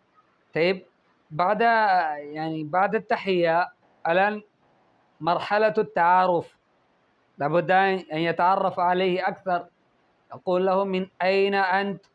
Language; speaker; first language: Arabic; non-native, fluent; Urdu